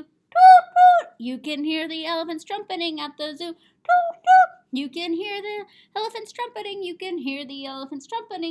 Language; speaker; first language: English; native; English